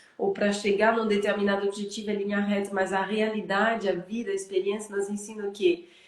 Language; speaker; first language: Portuguese; non-native, fluent; French